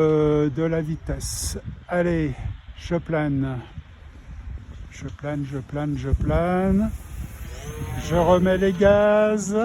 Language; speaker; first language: French; native; French